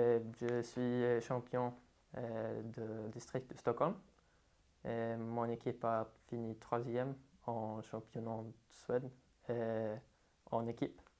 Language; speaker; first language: French; non-native, learner; Swedish